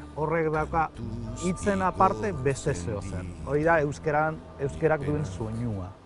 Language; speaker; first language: Basque; early bilingual, other home language; Urdu